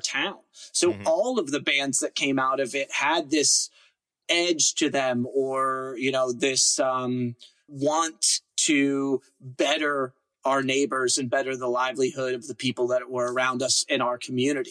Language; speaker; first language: English; native; English